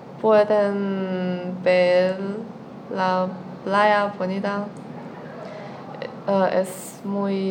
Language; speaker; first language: Spanish; non-native, learner; Chinese